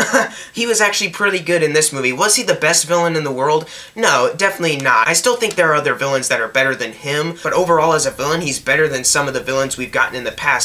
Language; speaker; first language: English; native; English